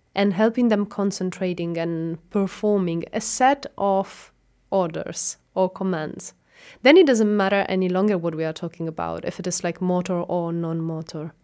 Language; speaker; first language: English; non-native, fluent; Italian